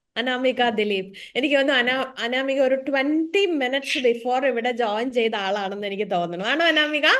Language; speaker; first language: Malayalam; native; Malayalam